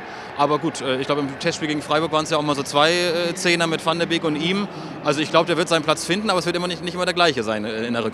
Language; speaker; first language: German; native; German